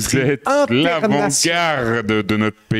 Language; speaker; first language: French; native; French